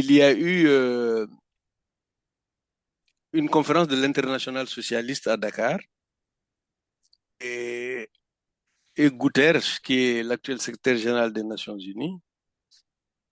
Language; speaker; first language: French; non-native, local second language; Fula